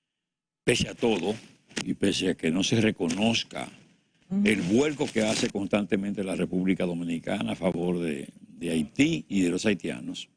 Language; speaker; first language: Spanish; native; Spanish